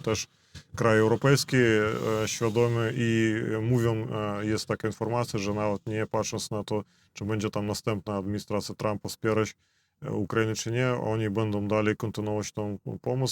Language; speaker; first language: Polish; non-native, fluent; Belarusian